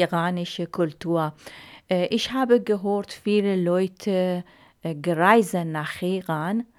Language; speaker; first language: German; non-native, learner; Arabic